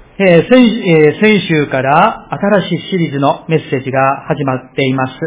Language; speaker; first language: Japanese; non-native, fluent; Korean